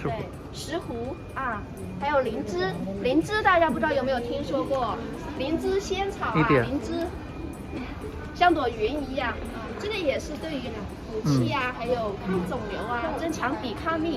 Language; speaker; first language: Chinese; native; Chinese